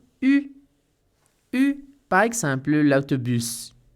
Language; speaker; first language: French; non-native, fluent; Spanish